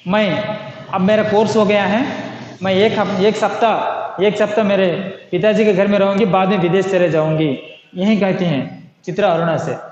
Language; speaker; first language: Hindi; non-native, local second language; Telugu